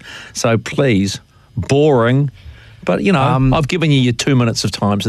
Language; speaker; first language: English; native; English